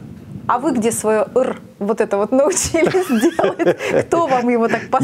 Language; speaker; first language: Russian; native; Russian